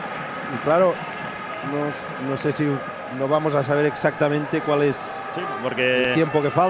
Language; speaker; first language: Spanish; native; Spanish